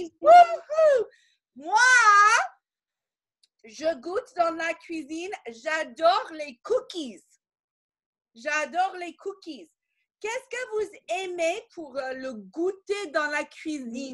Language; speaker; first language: French; non-native, fluent; English